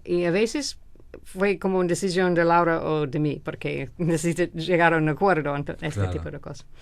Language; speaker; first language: Spanish; non-native, fluent; English